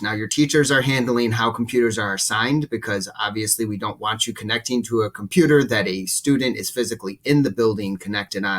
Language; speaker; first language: English; native; English